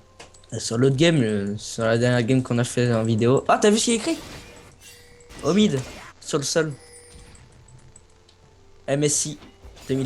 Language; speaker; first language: French; native; French